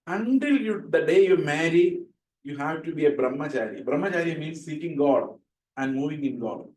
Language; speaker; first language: English; non-native, local second language; Malayalam